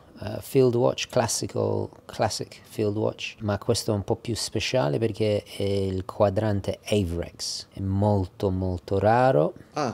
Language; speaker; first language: Italian; early bilingual, heritage; English